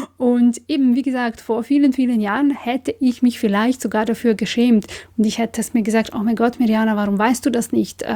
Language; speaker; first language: German; non-native, fluent; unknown